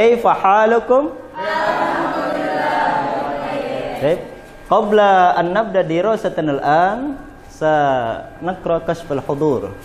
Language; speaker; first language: Arabic; non-native, learner; Indonesian